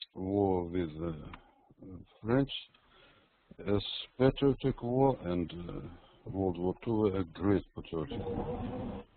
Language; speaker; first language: English; non-native, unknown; Russian